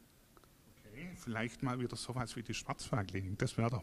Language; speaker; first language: German; native; German